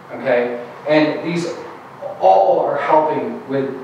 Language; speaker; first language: English; native; English